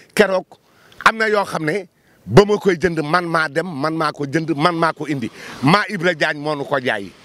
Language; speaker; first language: Wolof; native; Wolof